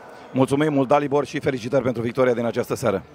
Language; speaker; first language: Romanian; native; Romanian